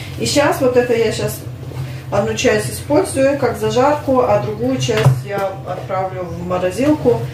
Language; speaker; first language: Russian; native; Russian